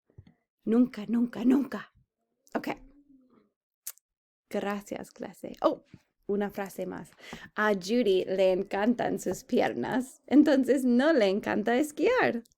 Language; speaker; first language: Spanish; non-native, fluent; English